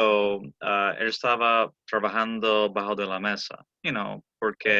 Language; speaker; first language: Spanish; early bilingual, heritage; Spanish